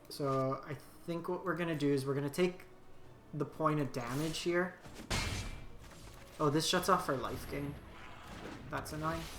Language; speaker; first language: English; native; English